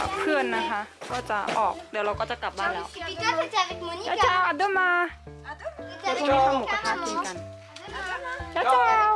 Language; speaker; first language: Thai; native; Thai